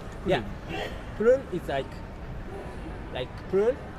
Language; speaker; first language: English; non-native, learner; Japanese